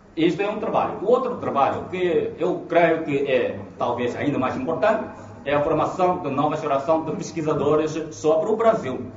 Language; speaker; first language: Portuguese; non-native, fluent; Chinese